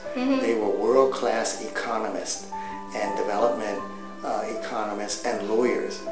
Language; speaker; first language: English; native; English